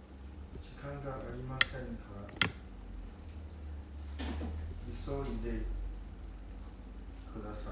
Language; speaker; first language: Japanese; non-native, learner; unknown